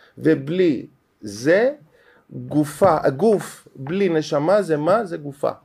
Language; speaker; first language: Hebrew; non-native, fluent; Greek